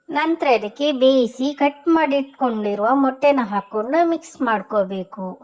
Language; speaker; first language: Kannada; native; Kannada